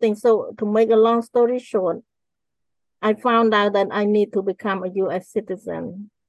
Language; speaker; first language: English; non-native, fluent; Khmer